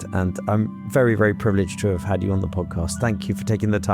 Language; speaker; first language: English; native; English